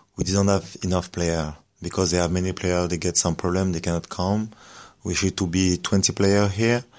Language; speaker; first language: English; non-native, learner; French